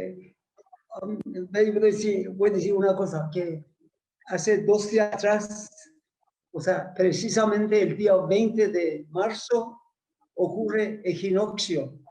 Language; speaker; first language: Spanish; non-native, fluent; Persian